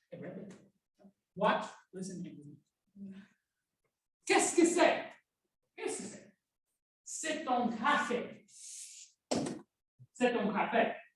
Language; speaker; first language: French; non-native, fluent; English